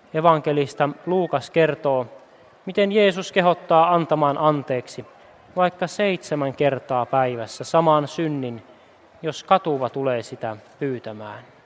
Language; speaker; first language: Finnish; native; Finnish